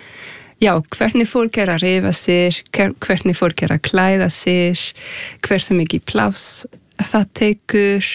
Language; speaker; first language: Icelandic; non-native, fluent; French